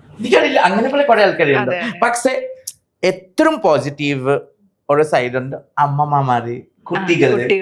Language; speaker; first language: Malayalam; non-native, local second language; Assamese